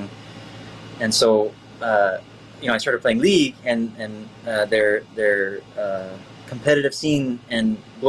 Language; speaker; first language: English; native; English